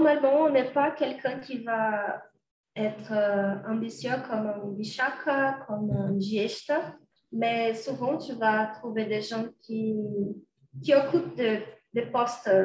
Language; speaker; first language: French; non-native, fluent; Portuguese